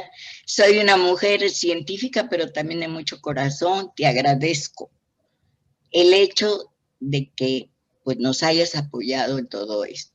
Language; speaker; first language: Spanish; native; Spanish